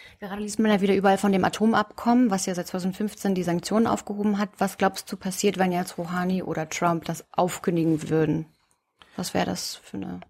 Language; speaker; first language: German; native; German